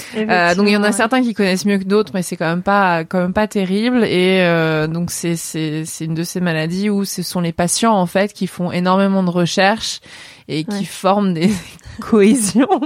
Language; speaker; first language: French; native; French